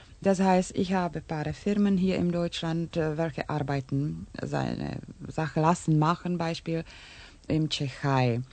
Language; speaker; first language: German; non-native, learner; Czech